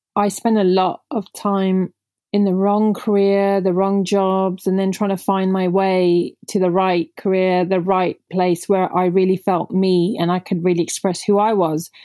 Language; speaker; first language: English; non-native, local second language; Punjabi